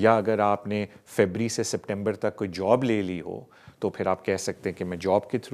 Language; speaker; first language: Urdu; native; Urdu